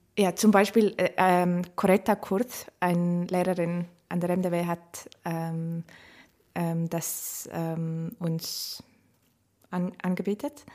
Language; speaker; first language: German; non-native, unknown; Estonian